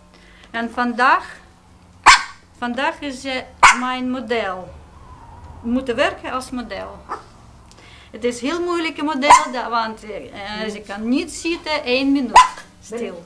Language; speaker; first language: Dutch; non-native, fluent; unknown